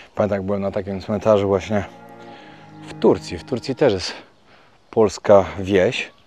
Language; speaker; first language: Polish; native; Polish